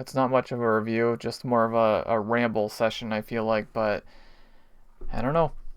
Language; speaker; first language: English; native; English